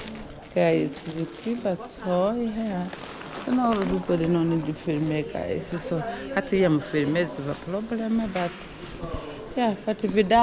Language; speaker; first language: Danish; non-native, learner; Swahili